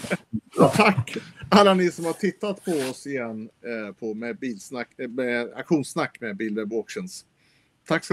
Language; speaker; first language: Swedish; native; Swedish